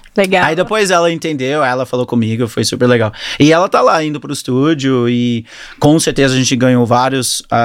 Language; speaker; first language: Portuguese; early bilingual, other home language; English